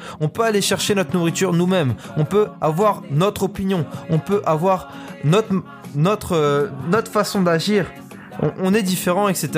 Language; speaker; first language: French; native; French